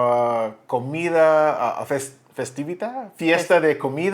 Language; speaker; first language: Spanish; non-native, learner; English